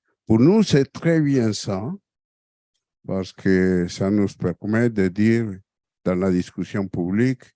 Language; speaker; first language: French; non-native, fluent; Spanish